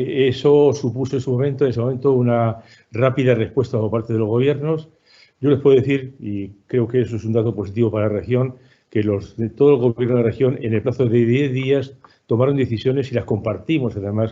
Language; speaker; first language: Spanish; native; Spanish